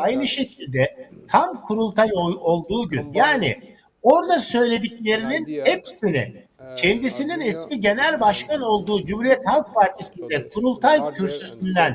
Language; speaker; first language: Turkish; native; Turkish